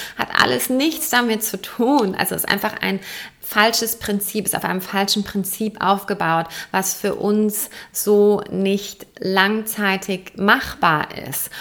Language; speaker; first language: German; native; German